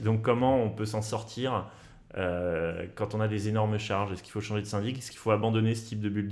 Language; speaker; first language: French; native; French